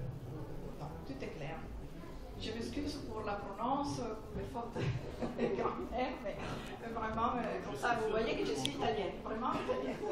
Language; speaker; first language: French; non-native, fluent; Italian